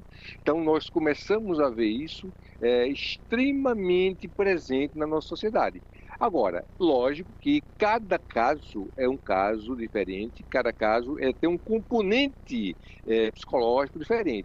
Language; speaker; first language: Portuguese; native; Portuguese